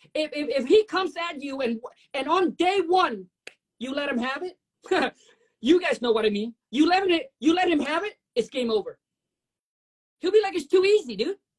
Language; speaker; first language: English; non-native, fluent; Vietnamese